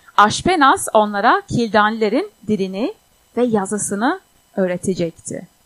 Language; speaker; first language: Turkish; non-native, fluent; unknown